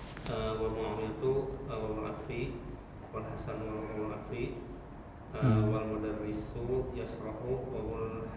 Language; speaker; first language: Arabic; non-native, learner; Indonesian